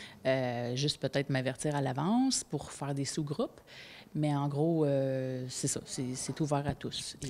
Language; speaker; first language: French; native; French